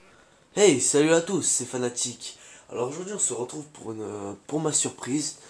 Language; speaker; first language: French; native; French